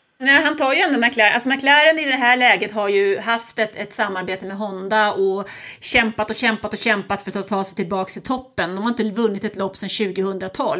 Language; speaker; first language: Swedish; early bilingual, other home language; German